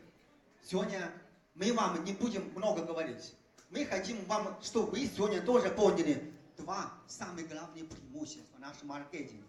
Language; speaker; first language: Russian; non-native, fluent; Chinese